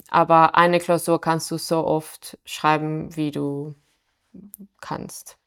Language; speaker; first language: German; non-native, fluent; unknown